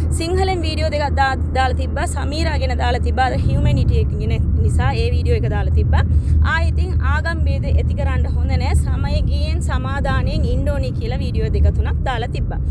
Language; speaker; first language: Sinhala; non-native, local second language; Tamil